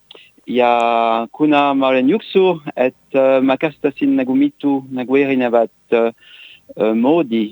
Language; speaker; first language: Estonian; non-native, learner; French